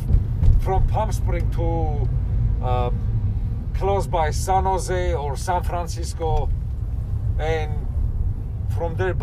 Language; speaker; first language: English; non-native, learner; Armenian